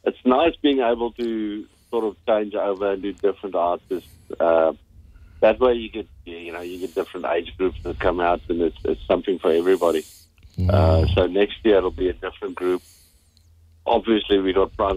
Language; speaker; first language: English; non-native, local second language; Afrikaans